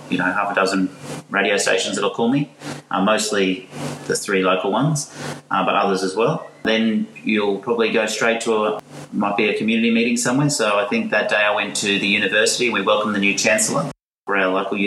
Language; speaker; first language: English; native; English